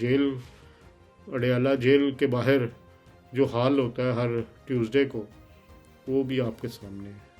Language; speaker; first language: Urdu; native; Urdu